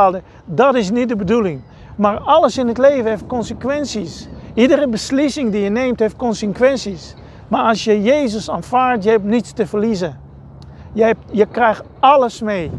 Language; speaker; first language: Dutch; non-native, fluent; Hebrew